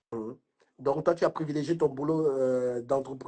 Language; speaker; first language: French; native; French